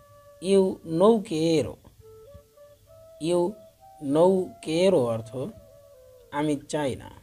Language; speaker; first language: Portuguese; non-native, learner; Bangla